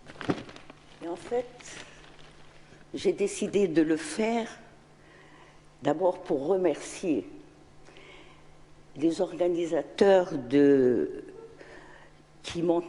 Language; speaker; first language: French; non-native, local second language; Arabic